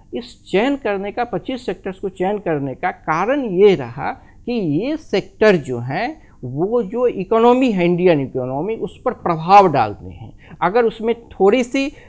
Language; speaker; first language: Hindi; native; Hindi